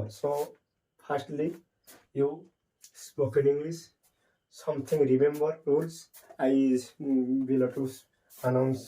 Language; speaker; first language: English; non-native, learner; Hindi